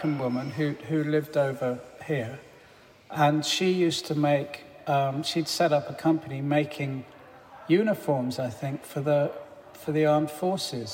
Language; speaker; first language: English; native; English